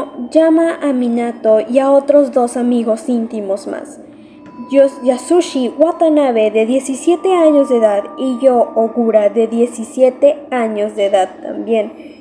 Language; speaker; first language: Spanish; native; Spanish